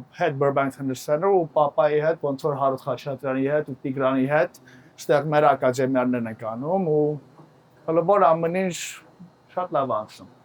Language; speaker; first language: Armenian; early bilingual, heritage; Armenian